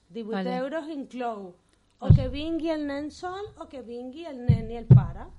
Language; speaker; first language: Catalan; non-native, fluent; Spanish